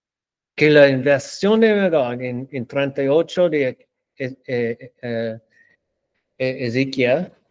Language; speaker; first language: Spanish; non-native, learner; English